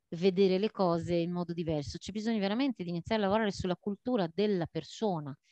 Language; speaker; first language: Italian; non-native, fluent; Maltese